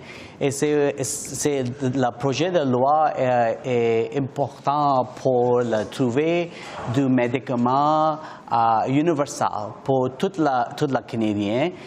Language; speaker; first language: French; non-native, learner; English